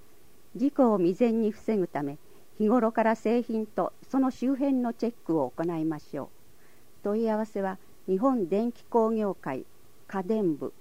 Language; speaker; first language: Japanese; native; Japanese